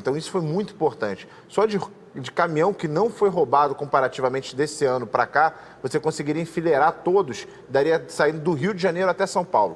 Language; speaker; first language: Portuguese; native; Portuguese